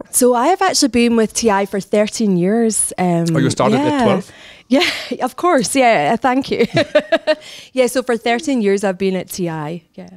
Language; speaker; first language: English; native; English